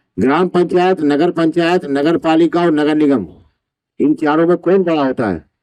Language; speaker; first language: Hindi; native; Hindi